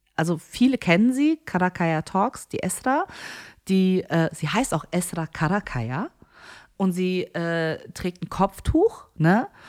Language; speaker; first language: German; early bilingual, other home language; Korean